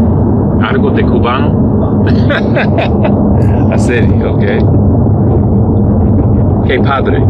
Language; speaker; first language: Spanish; non-native, learner; English